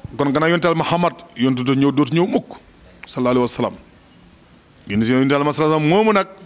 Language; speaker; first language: Wolof; native; Wolof